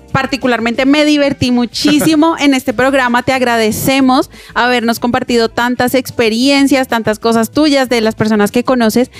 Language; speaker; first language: Spanish; native; Spanish